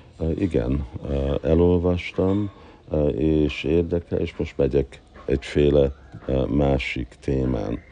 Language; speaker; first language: Hungarian; early bilingual, heritage; Hungarian